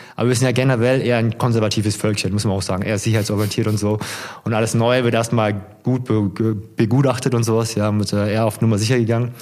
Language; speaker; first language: German; early bilingual, other home language; Korean